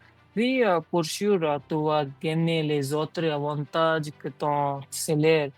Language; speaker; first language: French; non-native, learner; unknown